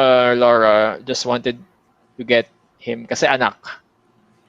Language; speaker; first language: Filipino; native; Filipino